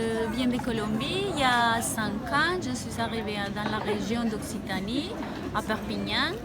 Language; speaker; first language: French; non-native, fluent; Spanish